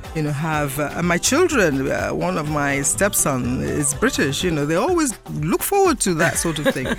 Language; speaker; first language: English; non-native, local second language; Yoruba